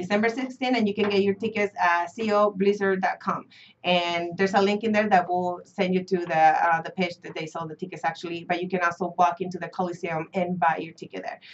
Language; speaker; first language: English; early bilingual, other home language; Spanish